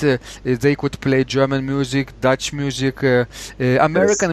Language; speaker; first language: English; non-native, fluent; Lithuanian